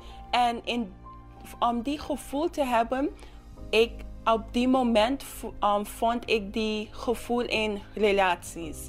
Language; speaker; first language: Dutch; non-native, local second language; English